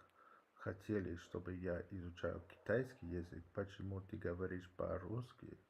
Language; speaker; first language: Russian; non-native, learner; English